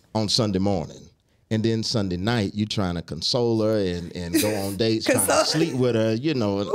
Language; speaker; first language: English; native; English